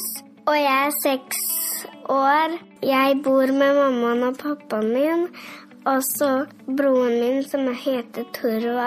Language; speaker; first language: Norwegian; early bilingual, heritage; Norwegian